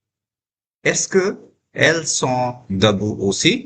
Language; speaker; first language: French; non-native, fluent; Hindi